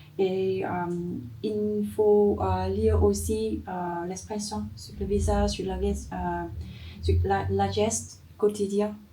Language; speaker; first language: French; non-native, learner; Vietnamese